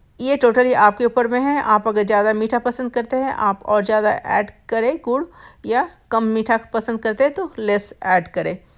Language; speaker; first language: Hindi; non-native, local second language; Bangla